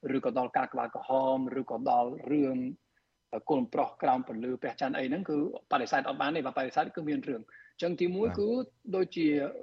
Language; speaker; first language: Khmer; non-native, fluent; Spanish